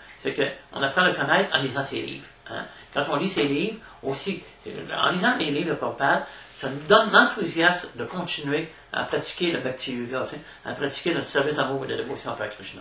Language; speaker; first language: French; native; French